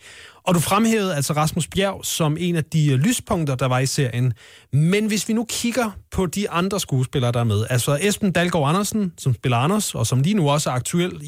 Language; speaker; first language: Danish; native; Danish